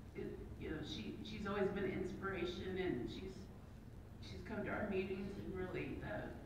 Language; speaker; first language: English; native; English